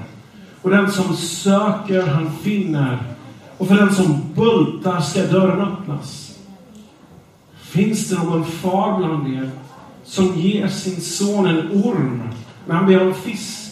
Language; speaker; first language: Swedish; non-native, fluent; English